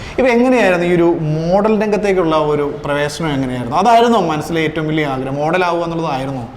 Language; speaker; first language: Malayalam; native; Malayalam